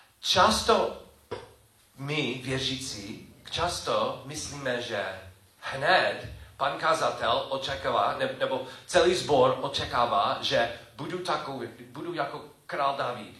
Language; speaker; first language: Czech; non-native, learner; English